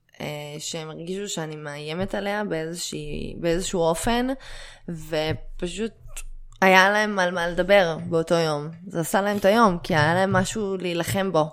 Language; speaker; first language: Hebrew; early bilingual, other home language; Russian